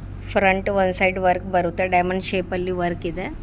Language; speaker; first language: Kannada; non-native, local second language; Urdu